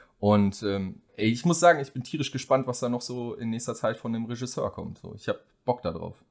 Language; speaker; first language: German; native; German